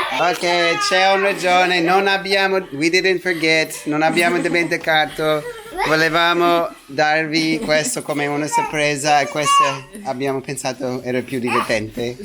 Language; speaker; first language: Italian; non-native, fluent; English